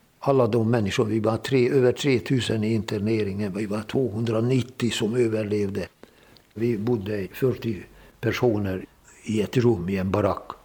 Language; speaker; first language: Swedish; non-native, fluent; Hungarian